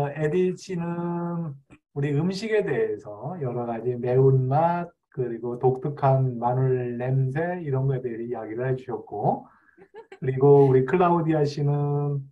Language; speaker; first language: Korean; native; Korean